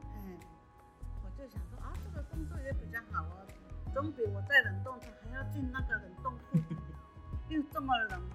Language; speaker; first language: Chinese; non-native, local second language; Amis